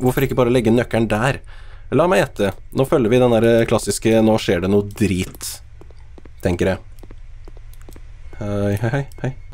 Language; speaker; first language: Norwegian; native; Norwegian